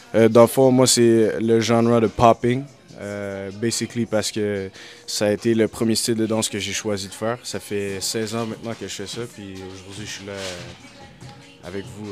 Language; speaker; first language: French; native; French